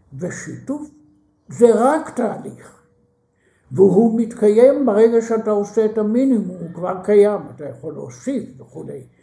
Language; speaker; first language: Hebrew; native; Hebrew